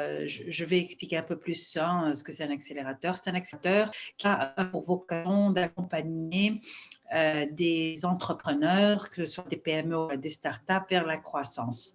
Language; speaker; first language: French; non-native, local second language; Arabic